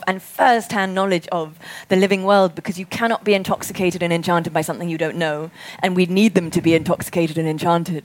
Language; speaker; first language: English; native; English